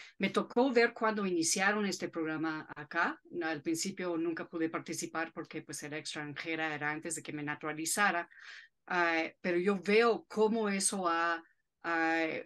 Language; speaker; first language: Spanish; non-native, fluent; English